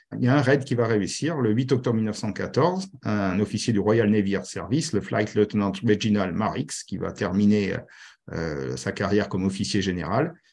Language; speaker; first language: French; native; French